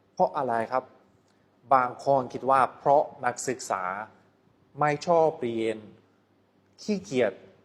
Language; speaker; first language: Thai; non-native, fluent; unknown